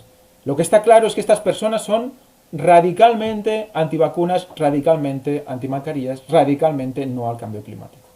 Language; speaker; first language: Spanish; native; Spanish